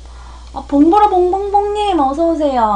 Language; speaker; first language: Korean; native; Korean